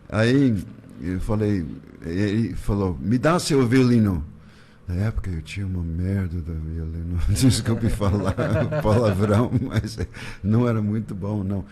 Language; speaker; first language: Portuguese; non-native, fluent; English